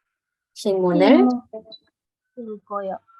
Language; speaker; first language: Korean; non-native, learner; Indonesian